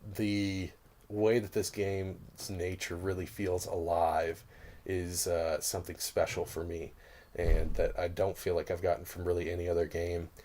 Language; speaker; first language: English; native; English